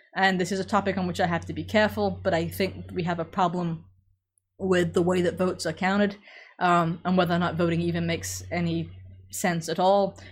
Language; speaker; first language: English; native; English